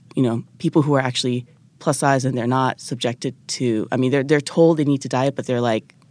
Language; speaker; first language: English; early bilingual, other home language; Japanese